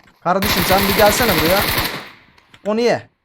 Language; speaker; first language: Turkish; native; Turkish